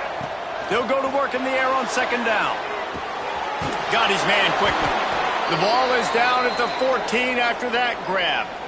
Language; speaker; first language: English; native; English